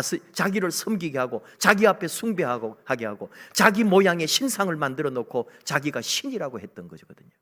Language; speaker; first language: Korean; native; Korean